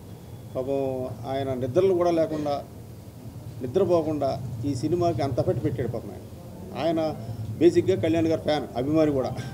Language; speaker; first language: Telugu; native; Telugu